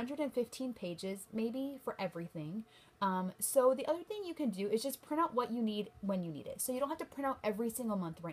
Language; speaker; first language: English; native; English